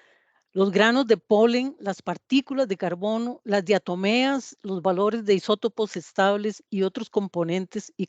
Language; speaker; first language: Spanish; native; Spanish